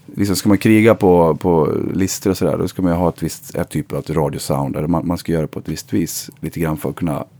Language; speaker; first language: Swedish; native; Swedish